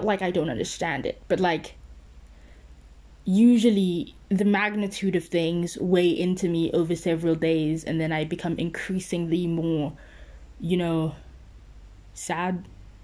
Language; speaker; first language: English; non-native, local second language; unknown